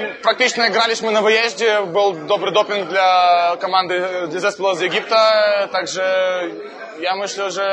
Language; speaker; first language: Polish; non-native, fluent; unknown